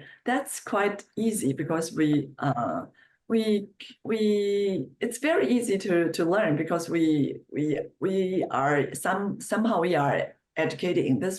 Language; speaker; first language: English; non-native, fluent; Chinese